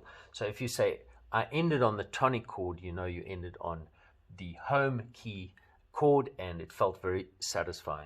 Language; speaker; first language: English; native; English